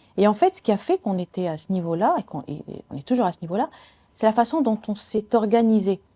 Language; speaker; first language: French; non-native, local second language; Arabic